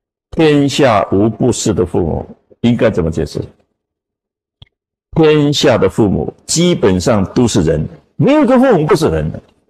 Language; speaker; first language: Chinese; native; Chinese